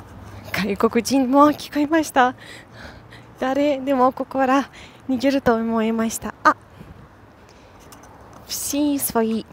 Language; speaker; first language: Japanese; non-native, fluent; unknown